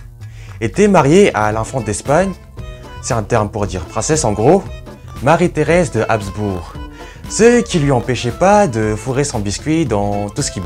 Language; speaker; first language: French; native; French